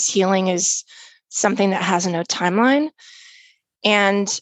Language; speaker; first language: English; native; English